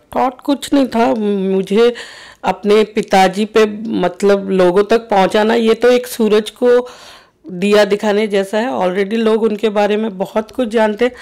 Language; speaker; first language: Hindi; native; Hindi